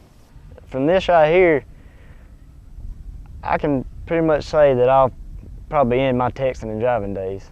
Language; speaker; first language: English; native; English